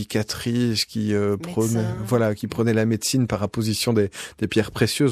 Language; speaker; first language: French; native; French